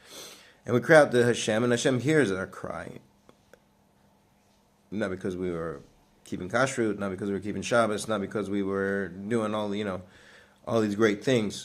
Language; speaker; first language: English; native; English